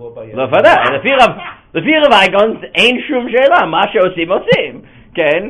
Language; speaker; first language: Hebrew; non-native, fluent; English